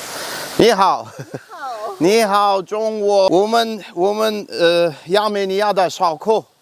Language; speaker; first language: Chinese; non-native, learner; Armenian